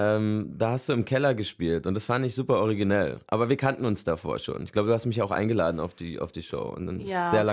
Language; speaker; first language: German; native; German